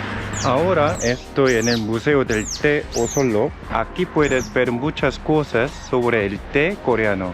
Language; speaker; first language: Spanish; non-native, fluent; Korean